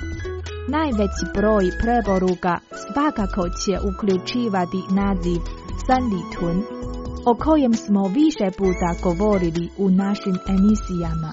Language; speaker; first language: Croatian; native; Croatian